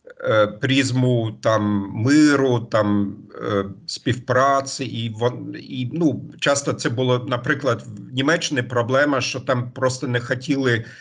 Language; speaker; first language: Ukrainian; non-native, fluent; German